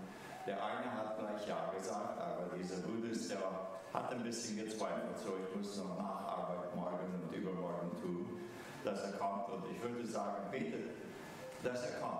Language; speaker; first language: German; early bilingual, heritage; German